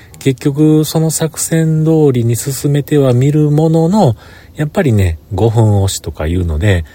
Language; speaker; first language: Japanese; native; Japanese